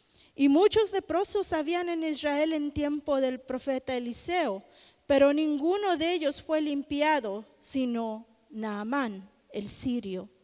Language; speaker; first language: Spanish; native; Spanish